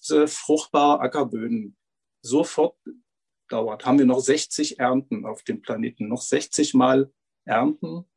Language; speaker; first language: German; native; German